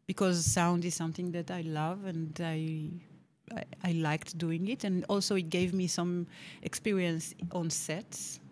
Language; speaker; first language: English; non-native, fluent; Hebrew